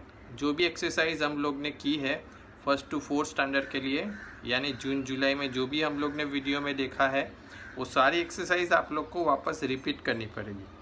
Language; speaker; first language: Hindi; native; Hindi